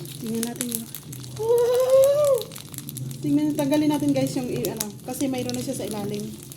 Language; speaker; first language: Filipino; non-native, local second language; Bikol